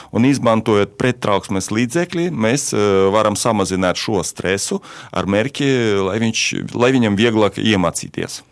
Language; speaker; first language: Latvian; non-native, local second language; Russian